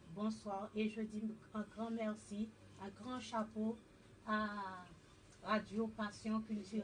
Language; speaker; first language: French; native; French